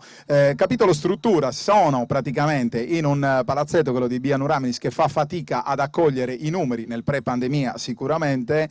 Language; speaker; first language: Italian; native; Italian